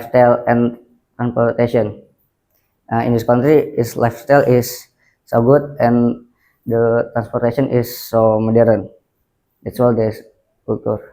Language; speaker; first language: English; non-native, learner; Indonesian